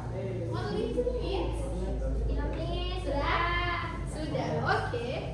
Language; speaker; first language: English; non-native, learner; Indonesian